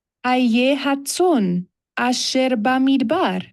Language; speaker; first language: Hebrew; non-native, learner; English